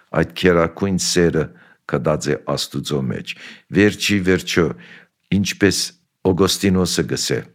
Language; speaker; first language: Armenian; early bilingual, heritage; Armenian